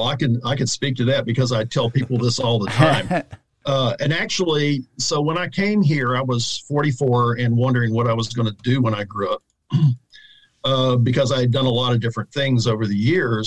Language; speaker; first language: English; native; English